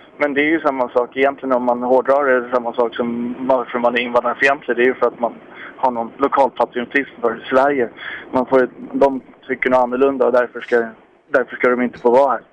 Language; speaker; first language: Swedish; native; Swedish